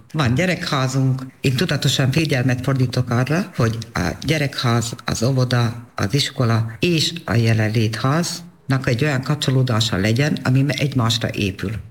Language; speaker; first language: Hungarian; native; Hungarian